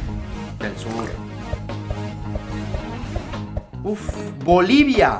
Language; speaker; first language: Spanish; native; Spanish